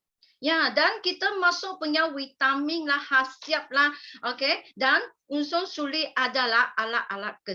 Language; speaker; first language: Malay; non-native, local second language; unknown